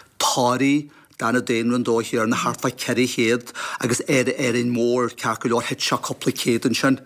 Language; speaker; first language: Irish; native; Irish